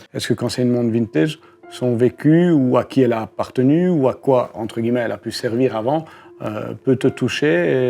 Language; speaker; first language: French; native; French